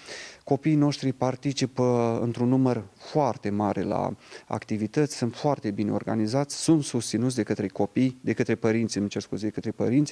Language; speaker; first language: Romanian; non-native, local second language; Russian